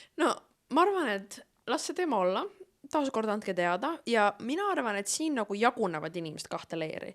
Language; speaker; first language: Estonian; native; Estonian